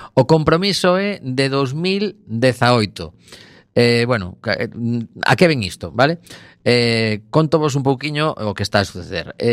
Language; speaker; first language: Galician; native; Galician